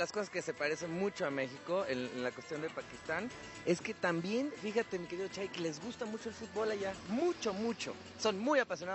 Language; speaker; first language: Spanish; native; Spanish